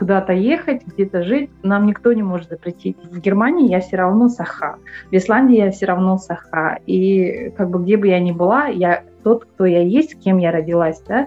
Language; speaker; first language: Russian; non-native, local second language; Yakut